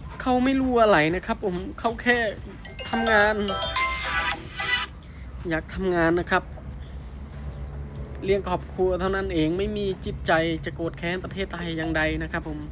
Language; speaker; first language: Thai; non-native, fluent; Khmer